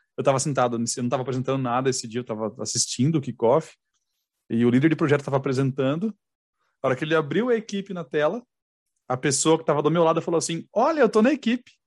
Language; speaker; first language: Portuguese; native; Portuguese